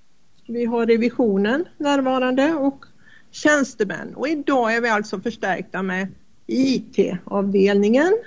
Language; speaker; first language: Swedish; native; Swedish